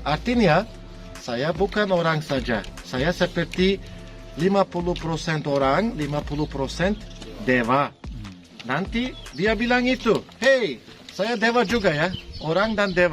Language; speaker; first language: Indonesian; non-native, fluent; Turkish